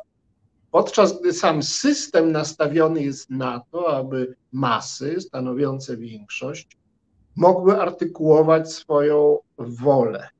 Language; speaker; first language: Polish; native; Polish